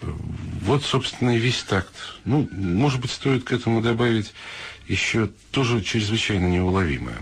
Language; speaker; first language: Russian; native; Russian